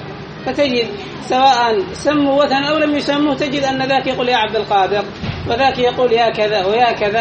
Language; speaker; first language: Arabic; native; Arabic